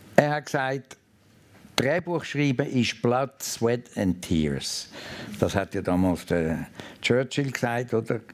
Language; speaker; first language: German; native; German